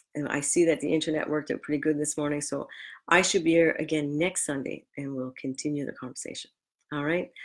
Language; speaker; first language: English; native; English